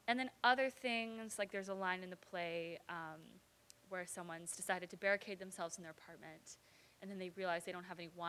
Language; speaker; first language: English; native; English